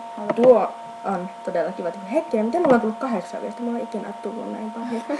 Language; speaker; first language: Finnish; native; Finnish